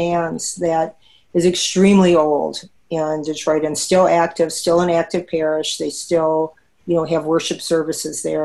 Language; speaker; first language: English; native; English